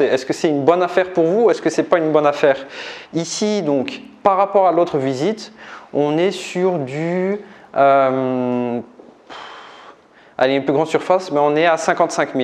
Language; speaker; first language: French; native; French